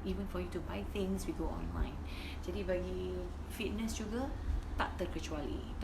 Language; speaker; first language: Malay; native; Malay